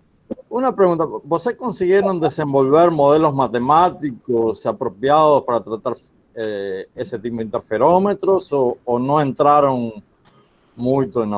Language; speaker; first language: Portuguese; non-native, fluent; Spanish